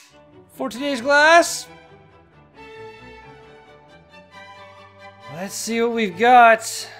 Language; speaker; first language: English; native; English